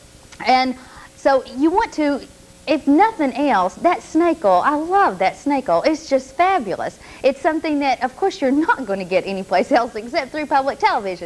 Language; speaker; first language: English; native; English